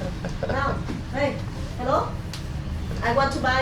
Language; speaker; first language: English; non-native, learner; Vietnamese